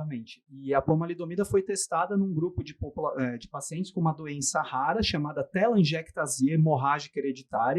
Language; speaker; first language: Portuguese; native; Portuguese